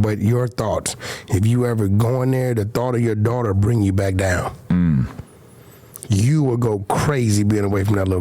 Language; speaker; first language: English; native; English